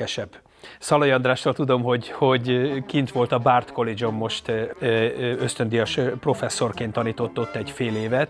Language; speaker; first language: Hungarian; native; Hungarian